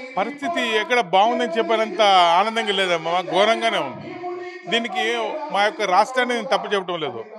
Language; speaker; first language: Telugu; native; Telugu